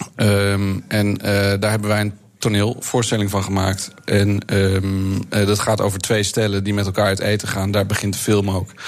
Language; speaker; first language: Dutch; native; Dutch